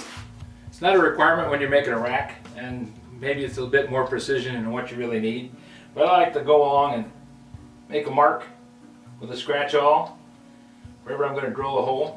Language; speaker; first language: English; native; English